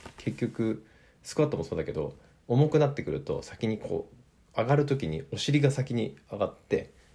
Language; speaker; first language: Japanese; native; Japanese